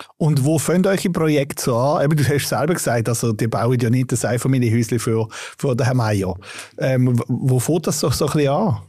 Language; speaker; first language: German; native; German